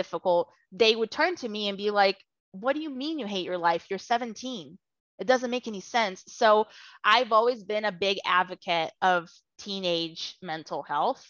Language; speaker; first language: English; non-native, fluent; Portuguese